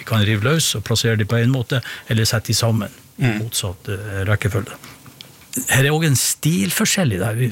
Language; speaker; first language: Norwegian; native; Norwegian